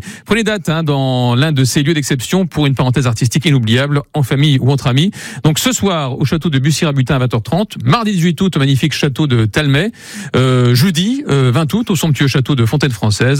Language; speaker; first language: French; native; French